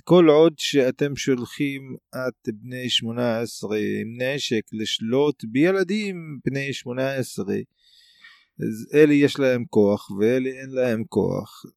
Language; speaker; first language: Hebrew; non-native, local second language; Arabic